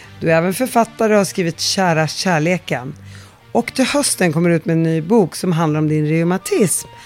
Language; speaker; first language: Swedish; early bilingual, other home language; Arabic